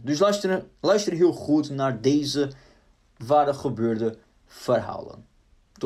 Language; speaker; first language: Dutch; non-native, fluent; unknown